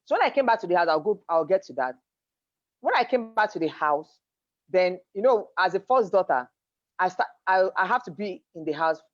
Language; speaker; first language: English; non-native, local second language; Yoruba